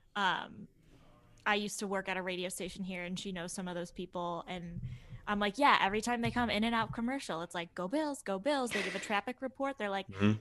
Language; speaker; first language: English; native; English